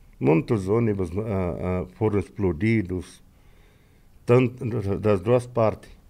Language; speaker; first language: Portuguese; non-native, fluent; Arabic